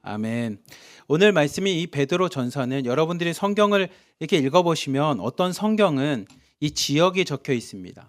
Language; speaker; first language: Korean; native; Korean